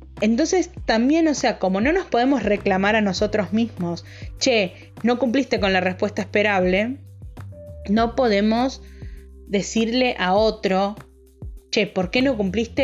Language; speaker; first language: Spanish; native; Spanish